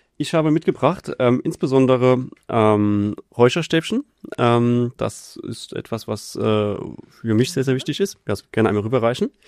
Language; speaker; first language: German; native; German